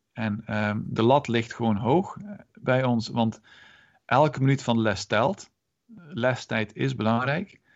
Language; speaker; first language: Dutch; native; Dutch